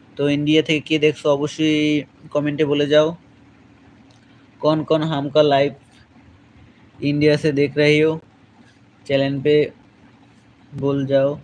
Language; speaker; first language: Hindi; non-native, local second language; Bangla